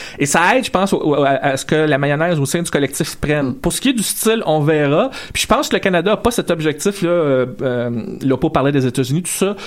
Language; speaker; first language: French; native; French